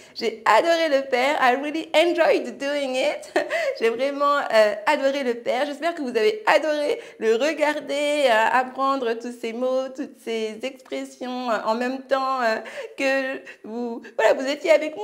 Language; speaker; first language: French; native; French